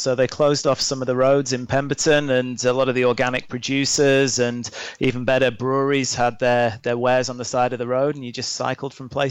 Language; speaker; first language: English; native; English